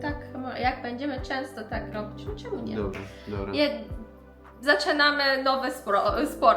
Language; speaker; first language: Polish; non-native, learner; Persian